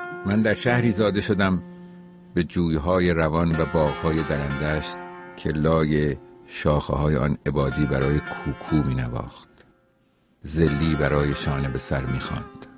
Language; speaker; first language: Persian; native; Persian